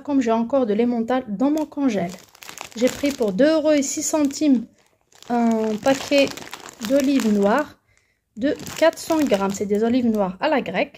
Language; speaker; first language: French; native; French